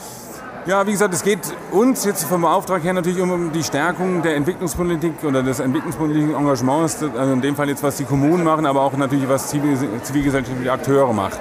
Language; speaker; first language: German; native; German